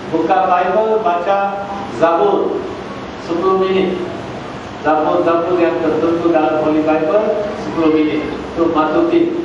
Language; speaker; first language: Malay; non-native, local second language; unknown